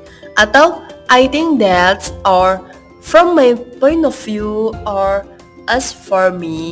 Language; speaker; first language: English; non-native, learner; Indonesian